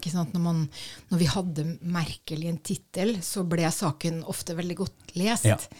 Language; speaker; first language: Norwegian; native; Norwegian